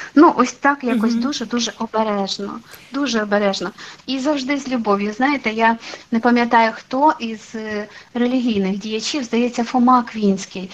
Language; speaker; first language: Ukrainian; non-native, local second language; Russian